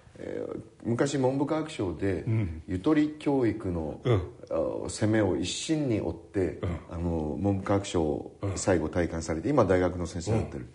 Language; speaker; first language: Japanese; native; Japanese